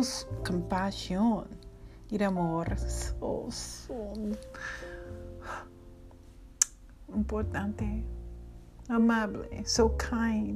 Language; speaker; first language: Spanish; non-native, learner; English